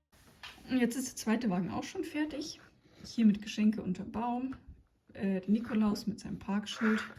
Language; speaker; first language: German; native; German